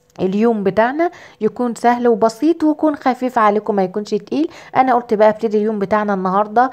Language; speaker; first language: Arabic; native; Arabic